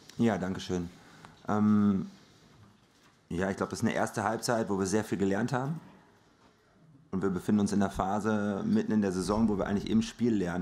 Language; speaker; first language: German; native; German